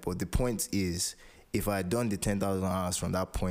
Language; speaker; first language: English; non-native, local second language; Yoruba